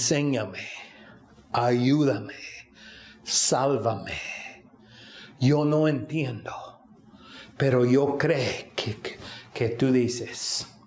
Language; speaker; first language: Spanish; non-native, fluent; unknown